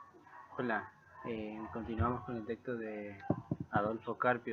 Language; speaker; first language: Spanish; native; Spanish